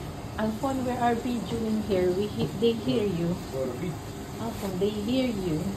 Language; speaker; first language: English; non-native, learner; Filipino